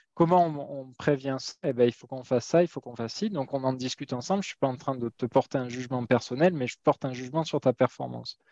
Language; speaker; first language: French; native; French